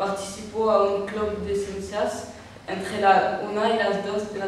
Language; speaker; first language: Spanish; non-native, learner; French